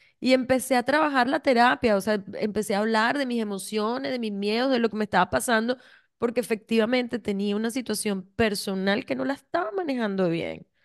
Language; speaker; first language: Spanish; native; Spanish